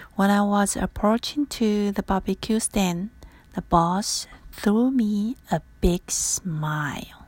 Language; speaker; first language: English; non-native, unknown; Min Nan Chinese